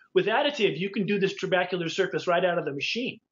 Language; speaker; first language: English; native; English